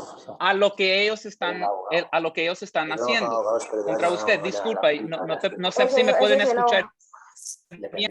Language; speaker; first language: Spanish; early bilingual, heritage; Spanish